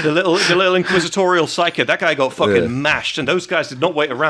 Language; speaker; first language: English; native; English